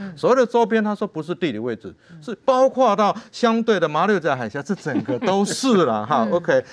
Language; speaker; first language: Chinese; native; Chinese